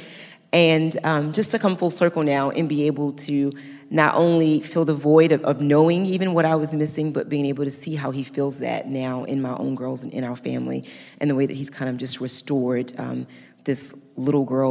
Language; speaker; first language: English; native; English